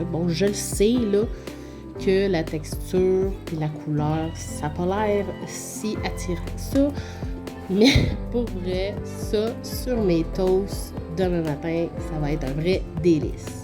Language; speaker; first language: French; native; French